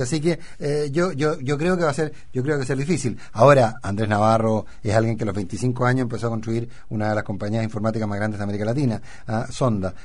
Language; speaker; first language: Spanish; native; Spanish